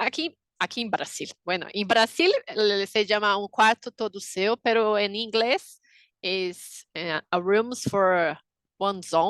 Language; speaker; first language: Spanish; non-native, fluent; Portuguese